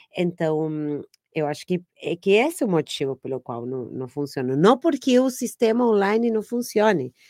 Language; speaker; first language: Portuguese; non-native, fluent; Spanish